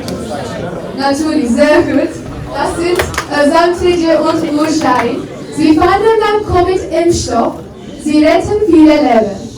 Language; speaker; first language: German; non-native, learner; Turkish